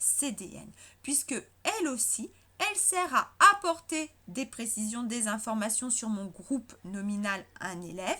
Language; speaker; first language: French; native; French